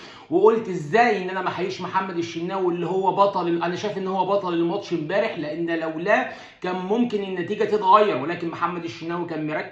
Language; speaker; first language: Arabic; native; Arabic